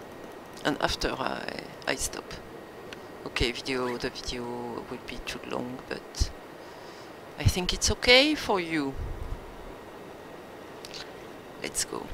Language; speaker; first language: English; non-native, learner; French